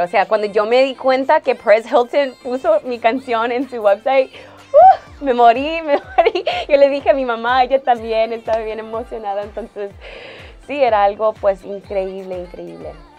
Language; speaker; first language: Spanish; early bilingual, heritage; Spanish